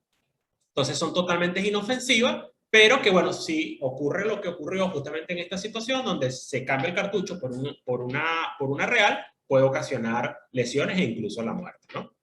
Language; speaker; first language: Spanish; native; Spanish